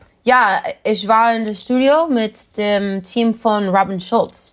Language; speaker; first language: German; non-native, learner; English